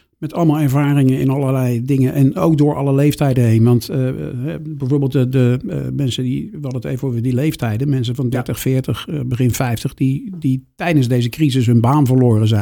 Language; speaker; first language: Dutch; native; Dutch